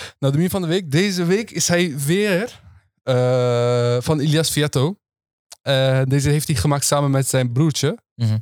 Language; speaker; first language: Dutch; early bilingual, other home language; Turkish